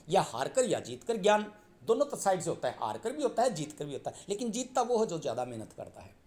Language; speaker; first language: Hindi; native; Hindi